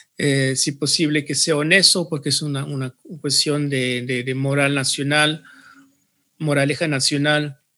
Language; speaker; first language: Spanish; early bilingual, heritage; Spanish